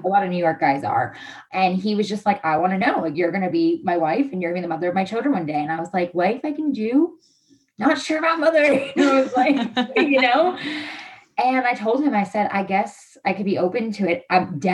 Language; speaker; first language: English; native; English